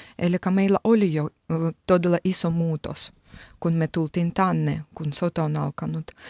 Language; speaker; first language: Finnish; non-native, learner; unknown